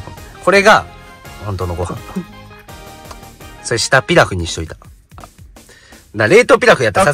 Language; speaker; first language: Japanese; native; Japanese